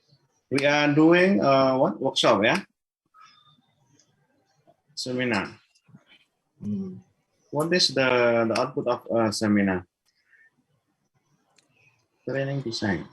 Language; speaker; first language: English; non-native, learner; Malay